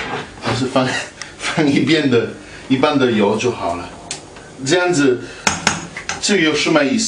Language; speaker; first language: Chinese; non-native, fluent; Italian